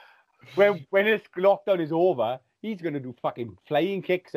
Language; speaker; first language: English; native; English